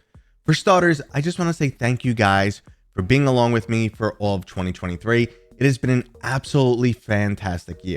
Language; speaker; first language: English; native; English